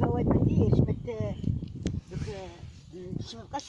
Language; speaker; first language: Arabic; native; Arabic